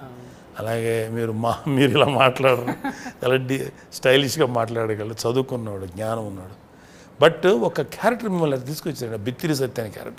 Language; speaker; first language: Telugu; native; Telugu